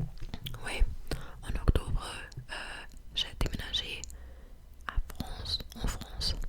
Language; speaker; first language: French; non-native, fluent; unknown